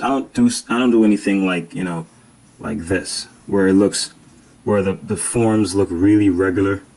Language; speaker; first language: English; native; English